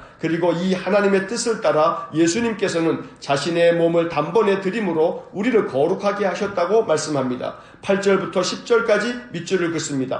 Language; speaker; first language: Korean; native; Korean